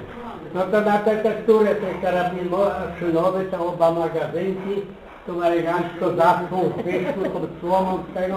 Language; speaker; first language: Polish; native; Polish